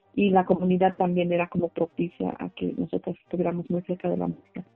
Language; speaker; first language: Spanish; non-native, local second language; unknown